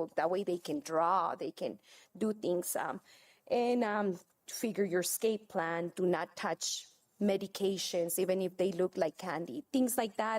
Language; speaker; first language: English; non-native, fluent; Spanish